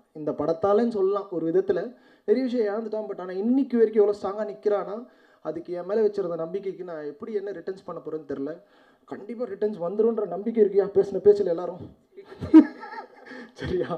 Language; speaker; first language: Tamil; native; Tamil